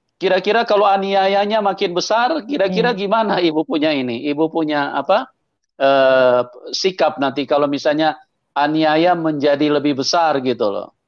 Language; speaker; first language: Indonesian; native; Indonesian